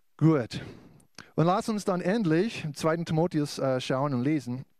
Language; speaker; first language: German; non-native, fluent; English